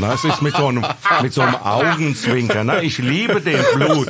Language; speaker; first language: German; native; German